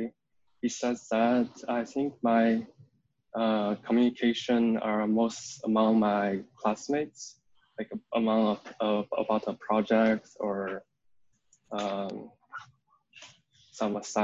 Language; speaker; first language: English; non-native, fluent; Chinese